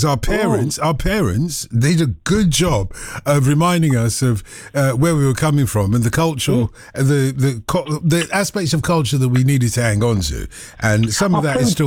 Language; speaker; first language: English; non-native, local second language; Yoruba